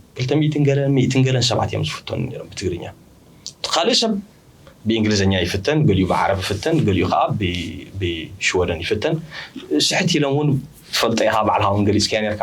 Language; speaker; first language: Tigrinya; early bilingual, heritage; Tigrinya